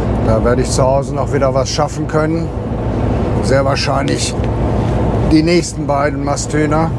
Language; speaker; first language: German; native; German